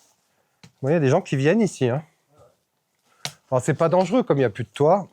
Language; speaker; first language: French; native; French